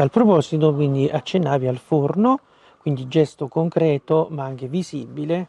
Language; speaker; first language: Italian; native; Italian